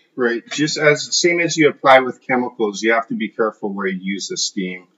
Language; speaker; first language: English; native; English